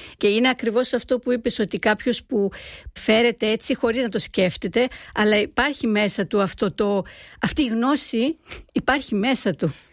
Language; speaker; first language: Greek; early bilingual, heritage; Greek